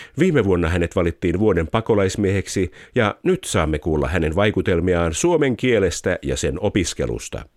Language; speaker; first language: Finnish; native; Finnish